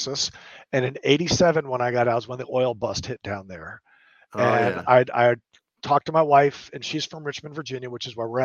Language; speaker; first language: English; native; English